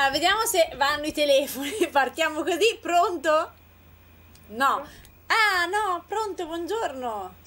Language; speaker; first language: Italian; native; Italian